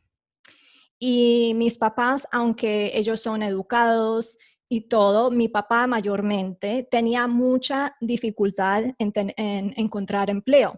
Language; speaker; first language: Spanish; early bilingual, heritage; Spanish